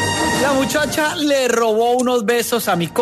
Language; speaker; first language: Spanish; native; Spanish